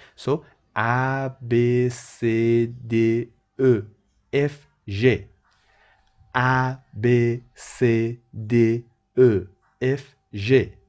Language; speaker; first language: English; non-native, fluent; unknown